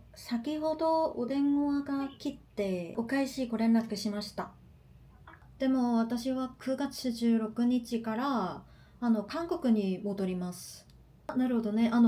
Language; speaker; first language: Japanese; non-native, learner; Korean